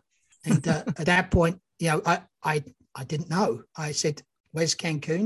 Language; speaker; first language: English; native; English